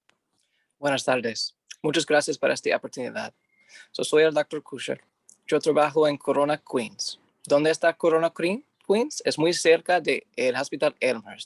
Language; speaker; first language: Spanish; non-native, learner; English